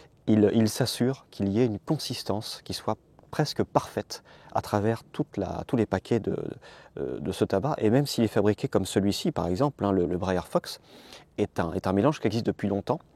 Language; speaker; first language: French; native; French